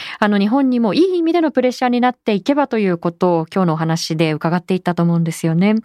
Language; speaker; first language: Japanese; native; Japanese